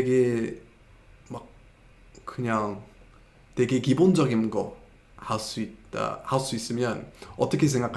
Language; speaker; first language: Korean; non-native, fluent; English